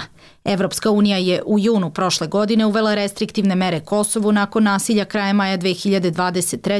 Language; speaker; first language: Serbian; native; Serbian